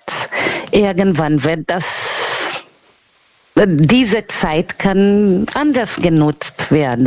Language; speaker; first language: German; non-native, learner; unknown